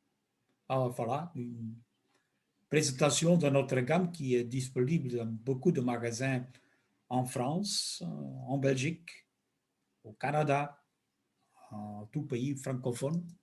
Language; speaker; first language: French; non-native, local second language; Dutch